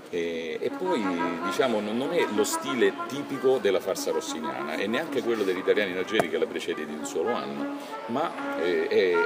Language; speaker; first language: Italian; native; Italian